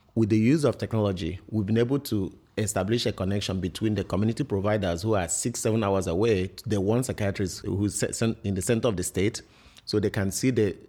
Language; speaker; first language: English; non-native, local second language; Igbo